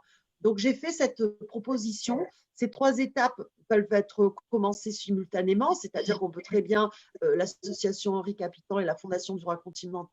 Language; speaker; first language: French; native; French